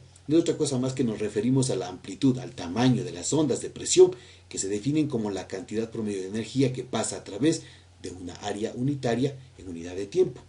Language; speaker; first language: Spanish; native; Spanish